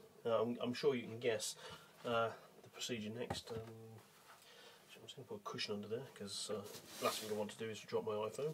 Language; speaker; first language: English; native; English